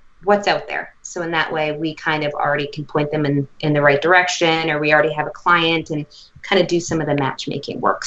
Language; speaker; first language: English; native; English